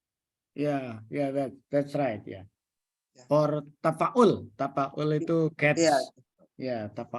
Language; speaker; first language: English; non-native, learner; Indonesian